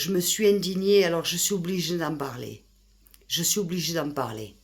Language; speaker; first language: French; native; French